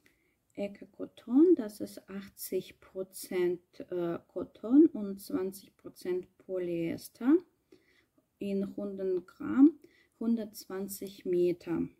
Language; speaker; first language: German; non-native, learner; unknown